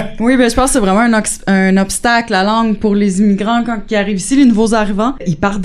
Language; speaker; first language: French; native; French